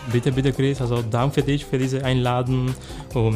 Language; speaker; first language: German; non-native, learner; Spanish